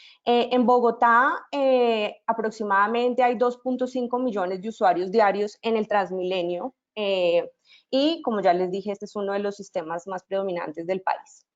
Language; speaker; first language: Spanish; native; Spanish